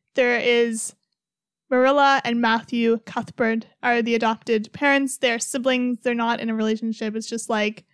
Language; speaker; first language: English; native; English